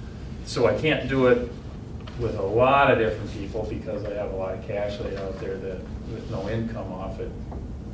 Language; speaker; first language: English; native; English